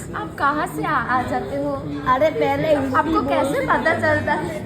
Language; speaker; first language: Hindi; non-native, local second language; Bangla